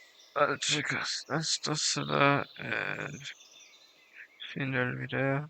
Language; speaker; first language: Spanish; non-native, learner; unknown